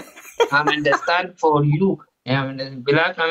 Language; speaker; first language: English; non-native, learner; Arabic